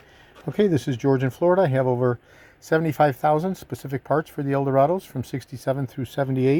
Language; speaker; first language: English; native; English